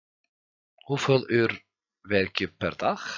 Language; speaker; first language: Dutch; non-native, fluent; Turkish